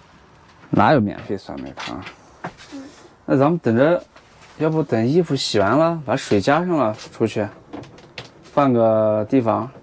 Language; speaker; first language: Chinese; native; Chinese